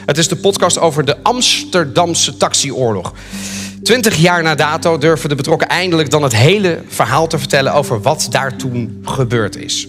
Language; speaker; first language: Dutch; native; Dutch